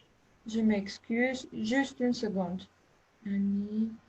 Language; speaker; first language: French; non-native, fluent; Armenian